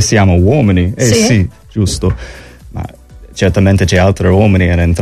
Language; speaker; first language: Italian; non-native, learner; English